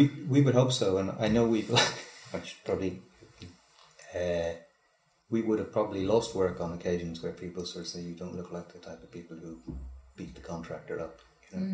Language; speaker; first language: English; native; English